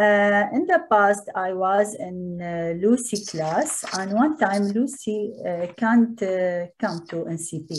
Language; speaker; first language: English; non-native, learner; Arabic